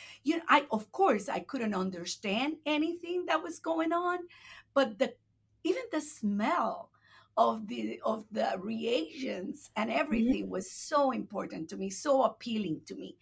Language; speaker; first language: English; non-native, fluent; Spanish